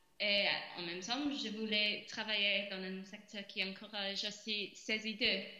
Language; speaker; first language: French; non-native, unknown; English